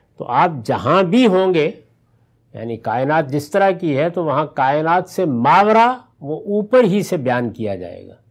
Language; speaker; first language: Urdu; non-native, local second language; Punjabi